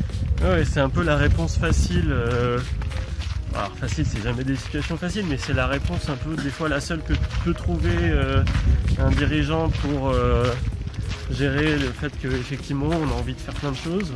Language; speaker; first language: French; native; French